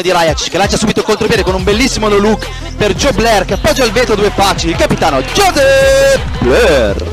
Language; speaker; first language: Italian; native; Italian